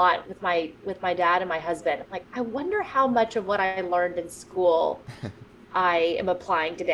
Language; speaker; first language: English; native; English